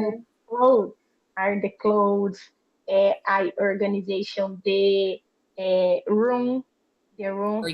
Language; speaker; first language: English; non-native, learner; Portuguese